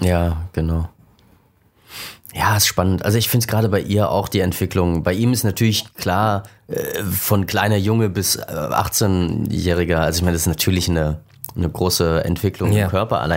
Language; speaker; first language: German; native; German